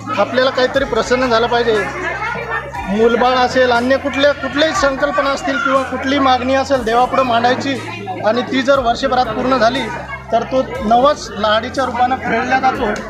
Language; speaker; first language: Marathi; native; Marathi